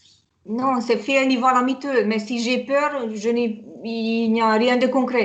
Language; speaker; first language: French; non-native, fluent; Hungarian